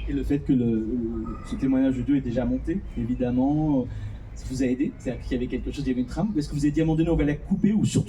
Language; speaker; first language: French; native; French